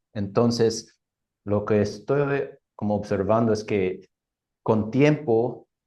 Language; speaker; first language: Spanish; non-native, fluent; English